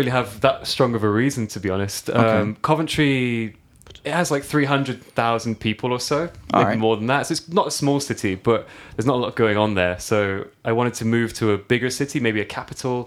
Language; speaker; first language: English; native; English